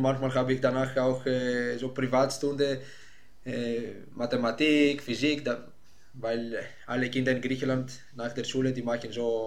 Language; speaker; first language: German; non-native, fluent; Greek